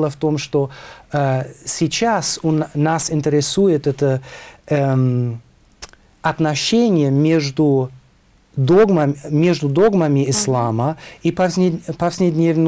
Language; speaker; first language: Russian; non-native, fluent; German